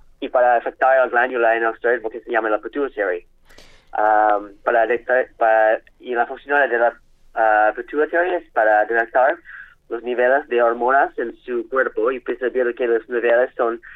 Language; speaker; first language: Spanish; non-native, learner; English